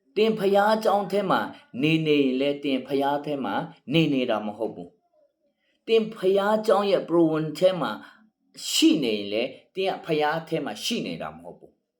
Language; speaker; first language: Burmese; non-native, local second language; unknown